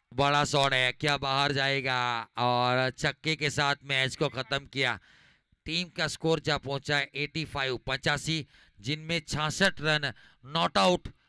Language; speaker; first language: Hindi; non-native, local second language; Gujarati